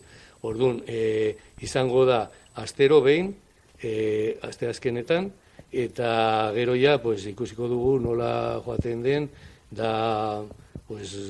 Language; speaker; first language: Basque; non-native, local second language; Spanish